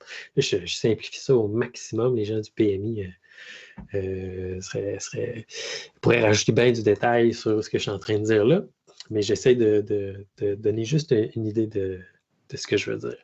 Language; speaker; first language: French; native; French